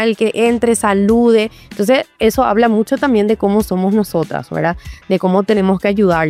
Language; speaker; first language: Spanish; native; Spanish